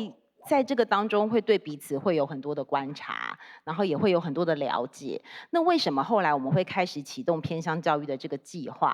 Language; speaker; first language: Chinese; native; Chinese